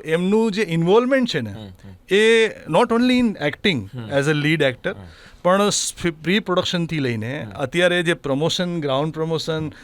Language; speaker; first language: Gujarati; native; Gujarati